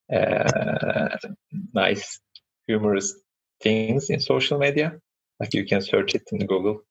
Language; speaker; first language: English; non-native, fluent; Turkish